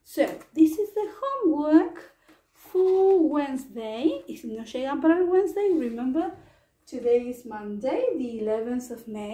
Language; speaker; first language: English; non-native, fluent; Spanish